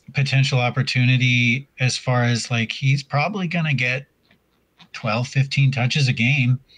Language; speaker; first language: English; native; English